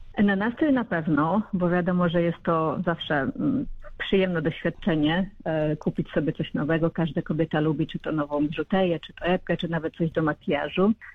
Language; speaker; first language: Polish; native; Polish